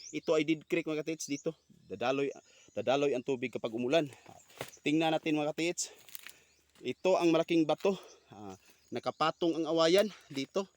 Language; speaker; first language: Filipino; non-native, local second language; Cebuano